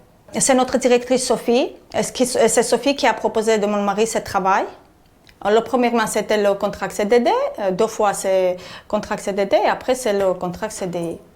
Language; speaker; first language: French; non-native, learner; Armenian